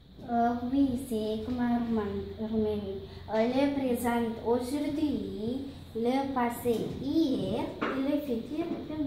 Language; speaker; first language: French; non-native, learner; Romanian